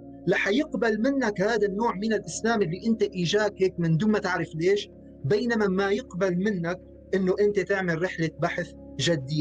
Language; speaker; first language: Arabic; native; Arabic